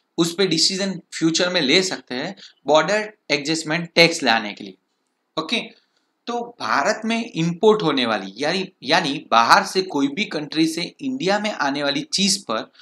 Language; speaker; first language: Hindi; non-native, local second language; Gujarati